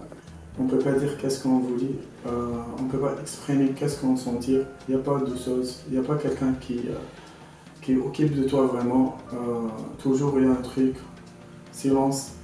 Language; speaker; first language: French; non-native, local second language; Arabic